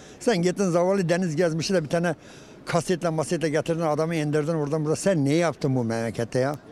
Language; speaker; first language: Turkish; non-native, local second language; Kurdish